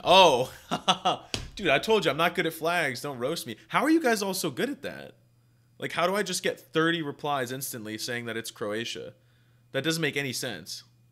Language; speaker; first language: English; native; English